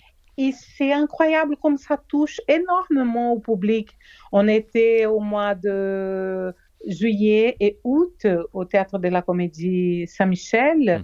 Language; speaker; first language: French; non-native, fluent; Portuguese